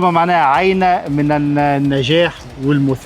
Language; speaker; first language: Arabic; native; Arabic